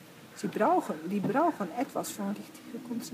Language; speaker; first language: German; non-native, fluent; Dutch